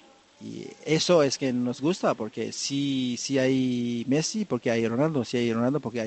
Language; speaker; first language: Spanish; non-native, fluent; French